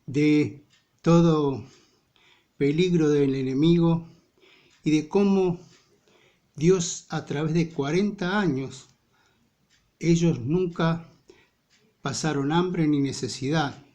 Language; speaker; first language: Spanish; native; Spanish